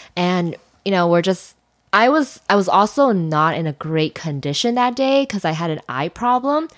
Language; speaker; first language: English; non-native, fluent; Chinese